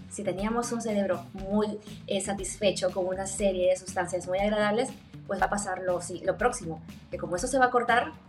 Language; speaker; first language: Spanish; native; Spanish